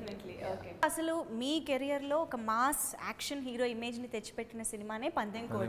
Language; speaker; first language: Telugu; native; Telugu